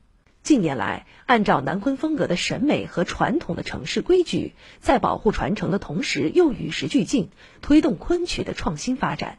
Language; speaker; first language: Chinese; native; Chinese